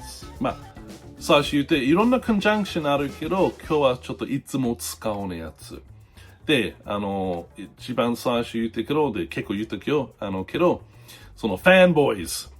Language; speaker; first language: Japanese; non-native, fluent; English